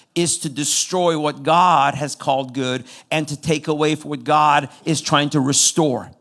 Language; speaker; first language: English; non-native, fluent; Persian